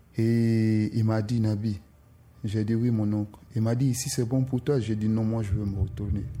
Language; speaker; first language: French; non-native, local second language; Susu